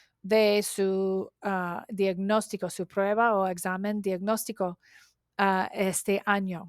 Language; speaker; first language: Spanish; non-native, learner; English